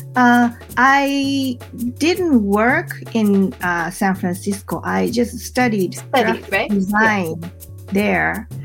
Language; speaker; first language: English; non-native, fluent; Japanese